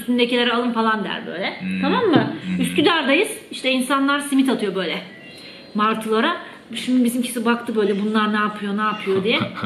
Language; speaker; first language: Turkish; native; Turkish